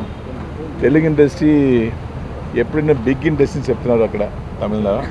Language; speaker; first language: Telugu; non-native, learner; Tamil